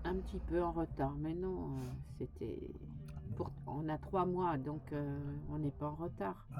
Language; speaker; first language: French; native; French